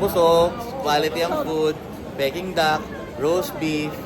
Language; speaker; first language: English; non-native, fluent; Filipino